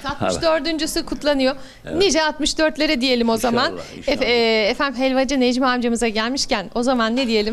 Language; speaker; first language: Turkish; native; Turkish